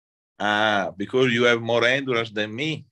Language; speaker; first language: English; non-native, learner; Italian